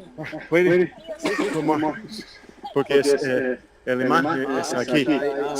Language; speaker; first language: Spanish; non-native, learner; English